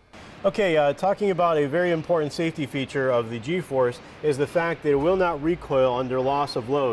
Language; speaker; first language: English; native; English